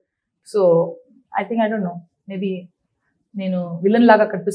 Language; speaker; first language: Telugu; non-native, learner; Tulu